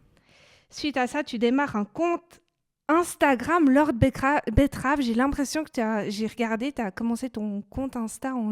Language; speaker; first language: French; native; French